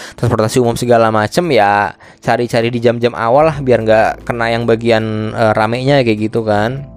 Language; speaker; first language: Indonesian; native; Indonesian